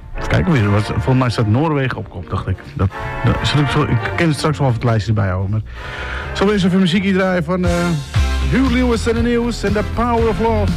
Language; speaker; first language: Dutch; native; Dutch